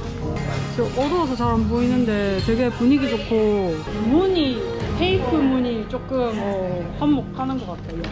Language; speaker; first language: Korean; native; Korean